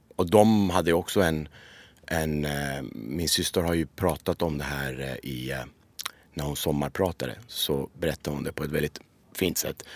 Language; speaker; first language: Swedish; early bilingual, other home language; Persian